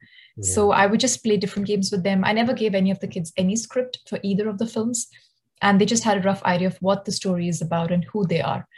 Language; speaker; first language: English; non-native, local second language; Hindi